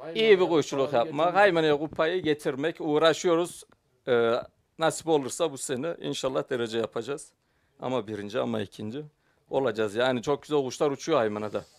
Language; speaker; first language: Turkish; native; Turkish